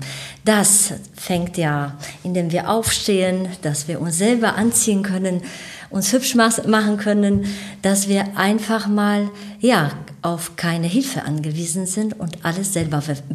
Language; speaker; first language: German; native; German